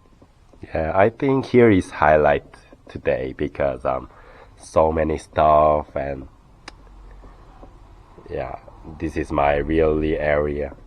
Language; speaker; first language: English; non-native, learner; Korean